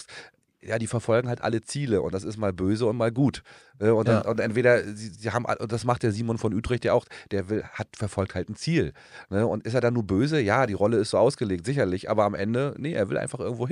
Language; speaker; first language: German; native; German